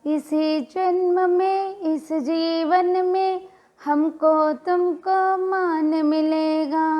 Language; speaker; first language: Hindi; non-native, local second language; Telugu